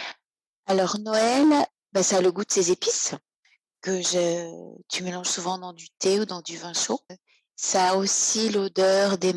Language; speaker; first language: French; native; French